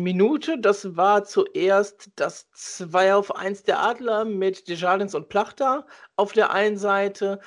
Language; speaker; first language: German; native; German